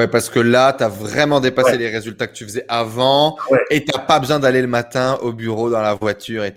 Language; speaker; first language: French; native; French